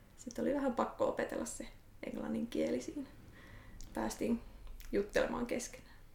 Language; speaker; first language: Finnish; native; Finnish